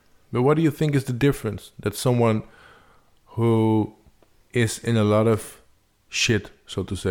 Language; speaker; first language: English; non-native, fluent; Dutch